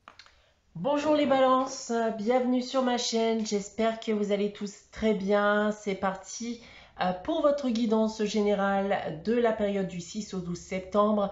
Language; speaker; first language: French; native; French